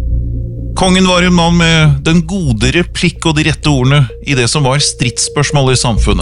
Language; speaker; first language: Norwegian; native; Norwegian